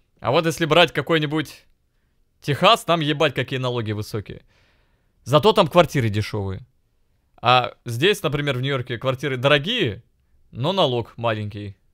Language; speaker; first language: Russian; native; Russian